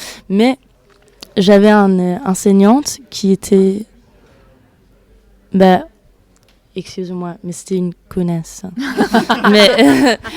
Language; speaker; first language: French; non-native, fluent; Danish